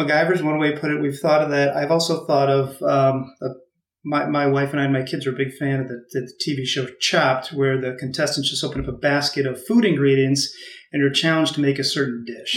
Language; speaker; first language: English; native; English